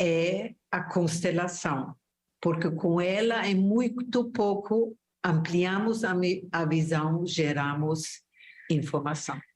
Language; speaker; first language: Portuguese; non-native, fluent; German